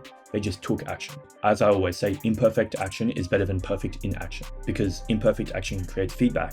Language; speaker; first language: English; native; English